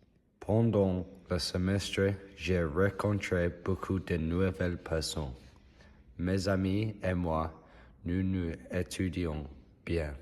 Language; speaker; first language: French; non-native, learner; English